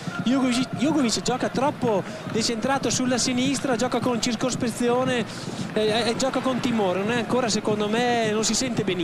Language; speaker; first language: Italian; native; Italian